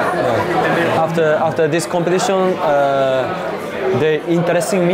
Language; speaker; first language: English; non-native, learner; Japanese